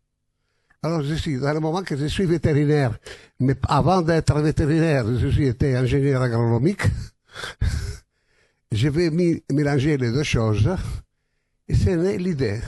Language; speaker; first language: French; non-native, learner; Italian